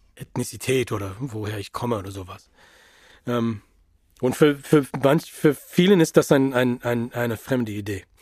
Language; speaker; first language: German; non-native, fluent; English